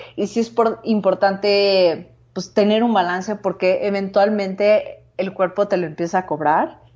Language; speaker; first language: Spanish; native; Spanish